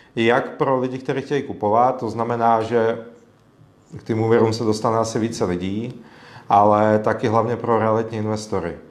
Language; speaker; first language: Czech; native; Czech